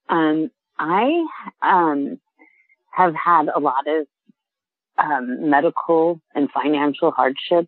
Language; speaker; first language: English; native; English